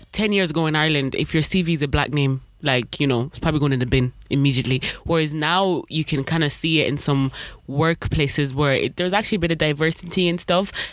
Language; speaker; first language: English; native; English